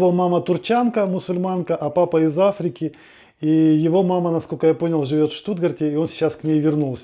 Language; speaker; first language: Russian; native; Russian